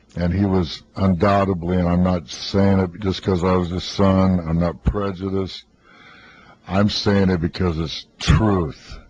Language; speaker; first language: English; native; English